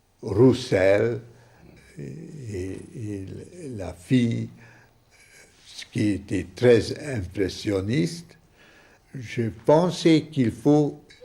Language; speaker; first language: French; non-native, fluent; Hungarian